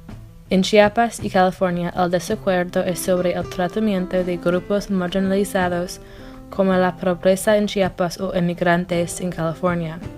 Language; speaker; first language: Spanish; non-native, learner; English